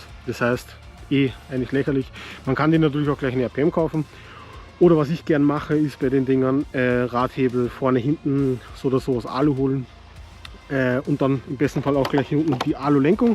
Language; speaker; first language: German; native; German